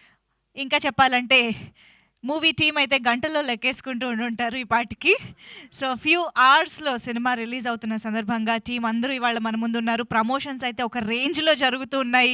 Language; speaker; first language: Telugu; native; Telugu